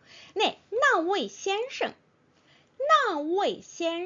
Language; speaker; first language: Chinese; non-native, fluent; Korean